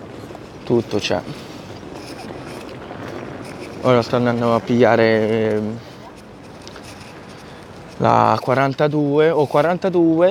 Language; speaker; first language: Italian; non-native, fluent; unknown